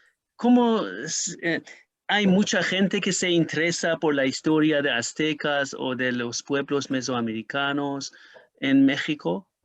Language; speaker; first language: Spanish; non-native, learner; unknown